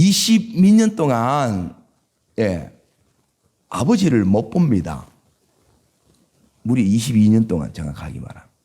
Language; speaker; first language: Korean; native; Korean